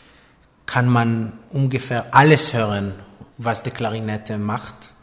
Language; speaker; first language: German; non-native, fluent; Hebrew